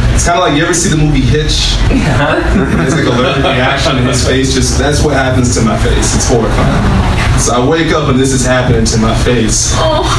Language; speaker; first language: English; native; English